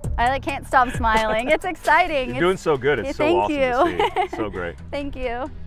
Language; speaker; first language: English; native; English